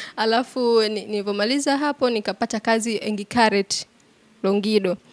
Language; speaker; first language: Swahili; native; Swahili